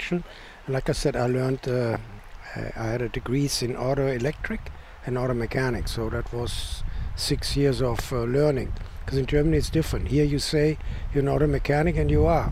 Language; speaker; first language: English; non-native, fluent; German